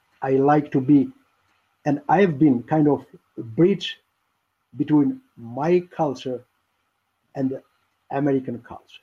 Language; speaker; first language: English; non-native, fluent; Albanian